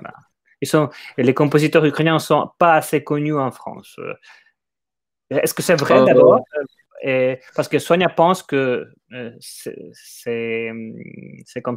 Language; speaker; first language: French; non-native, fluent; Ukrainian